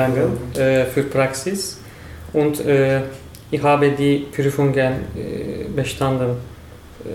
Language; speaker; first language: German; non-native, learner; Turkish